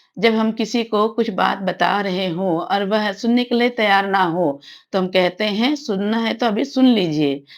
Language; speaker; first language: Hindi; non-native, local second language; Tamil